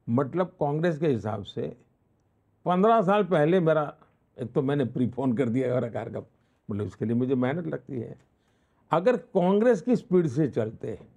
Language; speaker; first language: Hindi; non-native, local second language; Gujarati